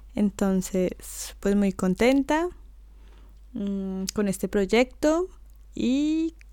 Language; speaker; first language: Spanish; native; Spanish